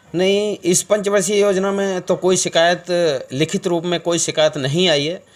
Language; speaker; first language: Hindi; native; Hindi